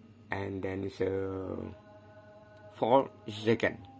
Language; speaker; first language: English; non-native, learner; Indonesian